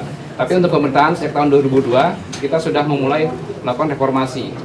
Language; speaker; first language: Indonesian; native; Indonesian